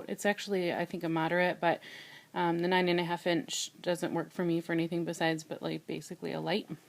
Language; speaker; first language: English; native; English